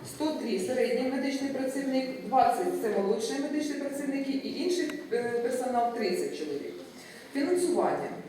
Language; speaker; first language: Ukrainian; native; Ukrainian